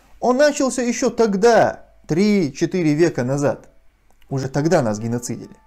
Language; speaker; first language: Russian; non-native, local second language; Chechen